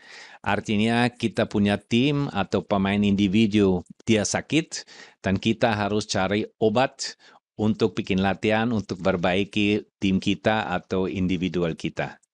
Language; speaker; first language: Indonesian; non-native, fluent; German